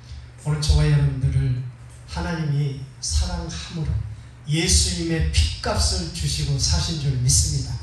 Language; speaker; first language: Korean; native; Korean